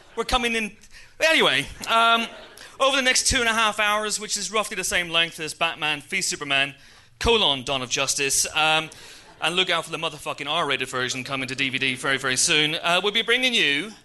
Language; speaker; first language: English; native; English